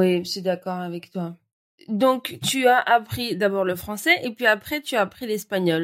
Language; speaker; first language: French; native; French